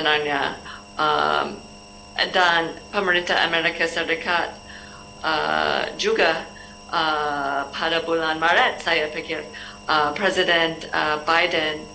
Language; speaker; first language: Indonesian; non-native, learner; English